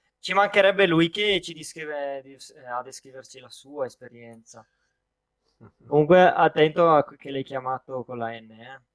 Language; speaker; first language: Italian; native; Italian